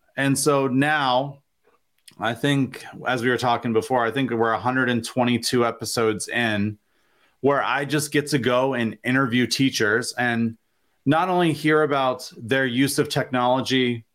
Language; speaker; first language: English; native; English